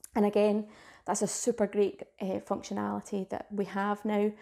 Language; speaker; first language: English; native; English